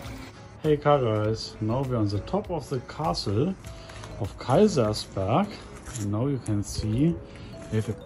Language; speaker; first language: English; non-native, learner; German